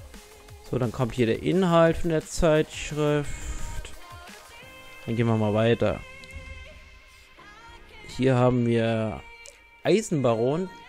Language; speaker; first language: German; native; German